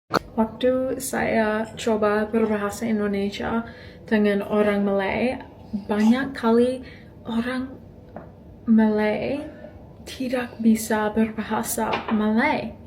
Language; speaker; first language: Indonesian; non-native, fluent; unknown